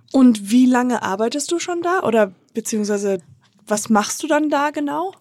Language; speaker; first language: German; non-native, fluent; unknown